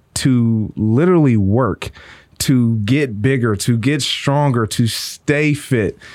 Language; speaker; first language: English; native; English